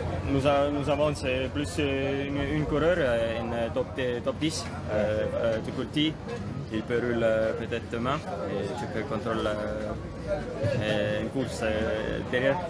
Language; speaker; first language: French; non-native, learner; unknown